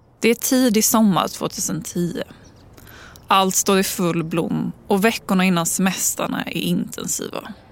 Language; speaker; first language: Swedish; native; Swedish